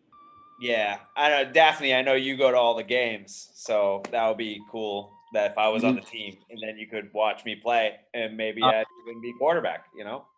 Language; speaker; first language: English; native; English